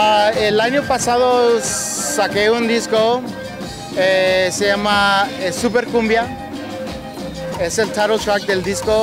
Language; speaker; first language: Spanish; early bilingual, heritage; Spanish